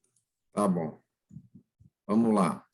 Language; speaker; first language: Portuguese; native; Portuguese